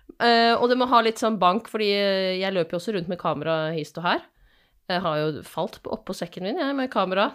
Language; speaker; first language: Norwegian; native; Norwegian